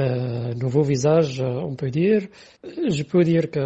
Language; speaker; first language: French; non-native, fluent; Arabic